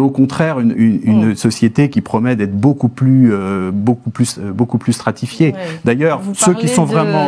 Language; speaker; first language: French; native; French